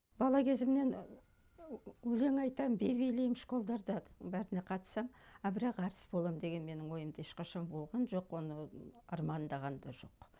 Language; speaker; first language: Kazakh; native; Kazakh